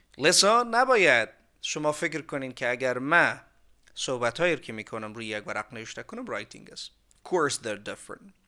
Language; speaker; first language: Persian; native; Persian